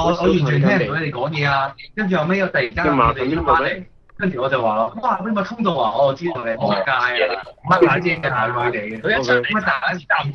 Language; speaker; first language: Chinese; native; Chinese